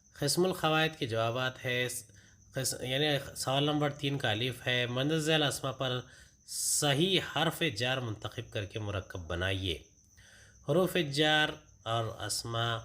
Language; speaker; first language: Urdu; native; Urdu